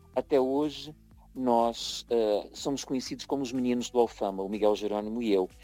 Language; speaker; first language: Portuguese; early bilingual, heritage; Portuguese